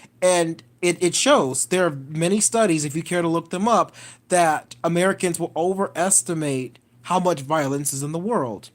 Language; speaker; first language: English; native; English